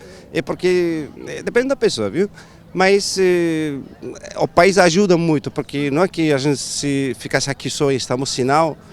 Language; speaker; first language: Portuguese; non-native, fluent; Turkish